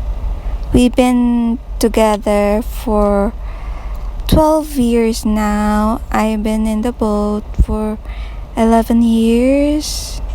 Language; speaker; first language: English; non-native, local second language; Filipino